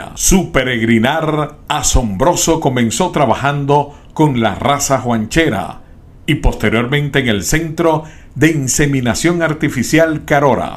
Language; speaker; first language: Spanish; native; Spanish